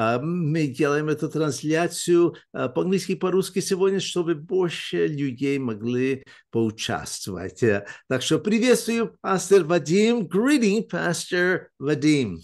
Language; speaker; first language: Russian; early bilingual, heritage; English